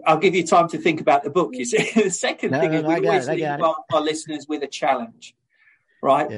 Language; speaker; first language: English; native; English